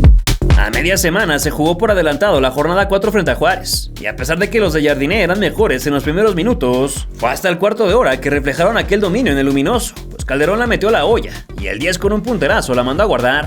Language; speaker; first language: Spanish; native; Spanish